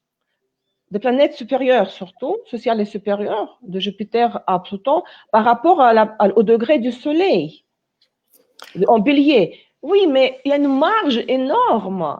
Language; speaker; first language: French; non-native, fluent; Russian